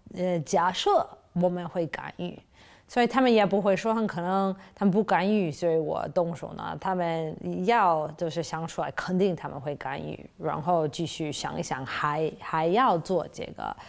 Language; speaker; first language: Chinese; non-native, fluent; English